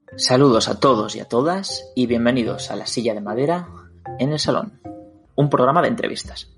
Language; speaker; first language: Spanish; native; Spanish